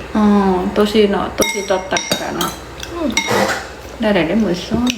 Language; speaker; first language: Japanese; non-native, learner; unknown